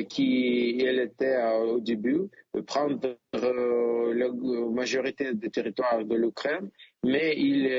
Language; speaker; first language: French; non-native, learner; Ukrainian